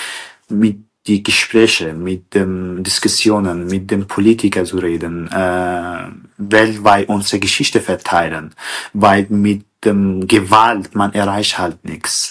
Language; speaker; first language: German; non-native, fluent; Kurdish